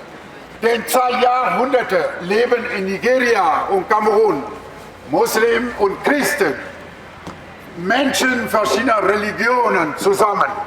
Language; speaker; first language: German; non-native, learner; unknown